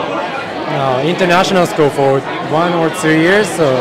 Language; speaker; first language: English; non-native, learner; Japanese